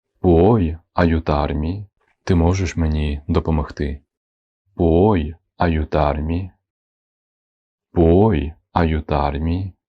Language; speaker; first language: Italian; non-native, fluent; Ukrainian